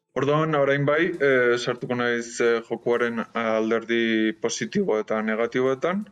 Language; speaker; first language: Basque; non-native, local second language; Spanish